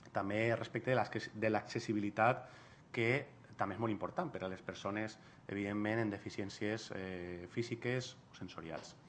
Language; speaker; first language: Catalan; non-native, local second language; Spanish